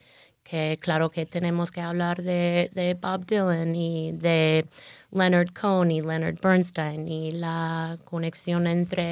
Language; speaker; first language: Spanish; non-native, fluent; English